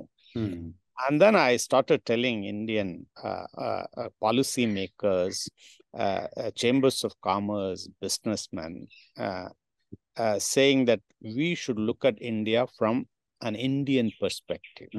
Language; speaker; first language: English; non-native, local second language; Tamil